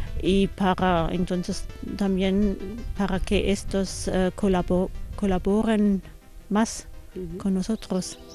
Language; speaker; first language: Spanish; non-native, fluent; German